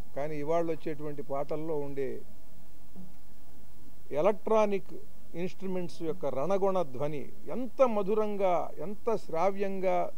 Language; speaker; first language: Telugu; native; Telugu